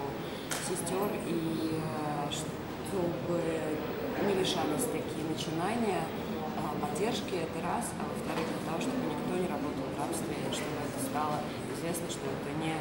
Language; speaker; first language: Russian; native; Russian